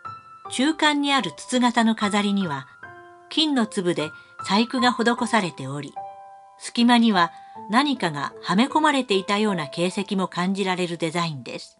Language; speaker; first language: Japanese; native; Japanese